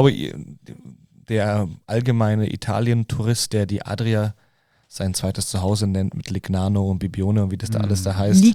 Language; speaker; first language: German; native; German